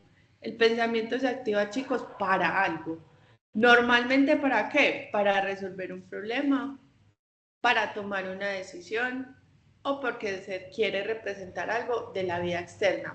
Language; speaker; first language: Spanish; native; Spanish